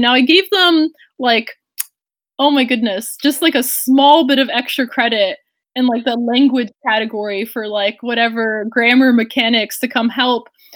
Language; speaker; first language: English; native; English